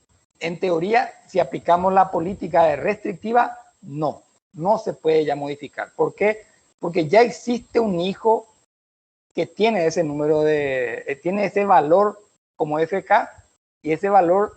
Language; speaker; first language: Spanish; native; Spanish